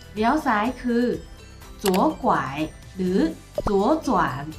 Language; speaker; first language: Thai; non-native, fluent; Chinese